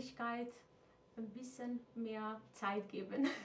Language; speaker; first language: German; non-native, fluent; Macedonian